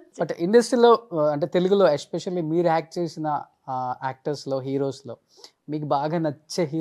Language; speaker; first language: Telugu; native; Telugu